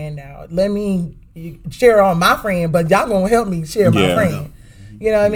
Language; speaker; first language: English; native; English